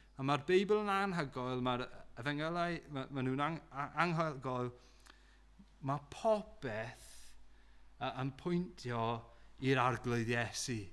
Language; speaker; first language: Welsh; non-native, local second language; English